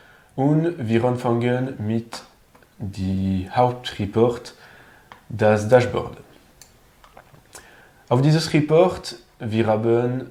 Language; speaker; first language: German; non-native, learner; French